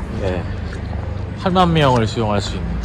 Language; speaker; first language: Korean; native; Korean